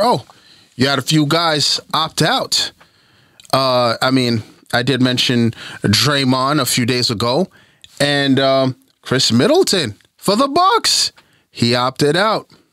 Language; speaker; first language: English; native; English